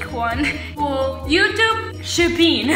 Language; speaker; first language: Chinese; non-native, learner; Spanish